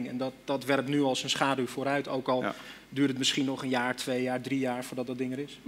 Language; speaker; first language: Dutch; native; Dutch